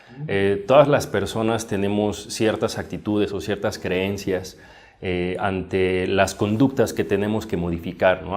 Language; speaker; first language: Spanish; native; Spanish